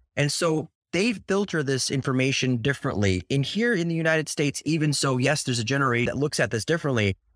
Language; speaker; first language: English; early bilingual, other home language; Russian